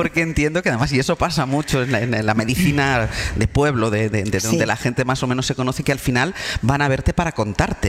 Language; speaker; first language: Spanish; native; Spanish